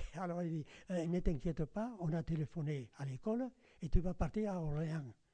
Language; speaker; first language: French; non-native, fluent; Spanish